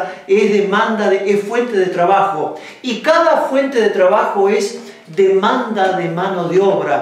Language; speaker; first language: Spanish; native; Spanish